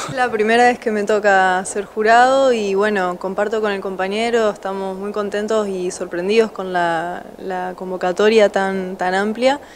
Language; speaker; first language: Spanish; native; Spanish